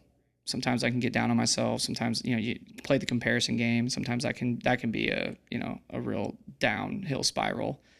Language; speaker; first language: English; native; English